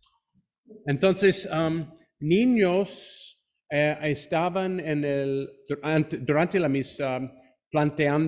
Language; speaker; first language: Spanish; non-native, fluent; English